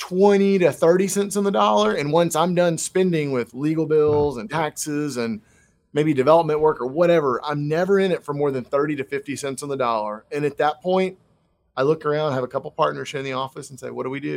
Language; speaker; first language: English; native; English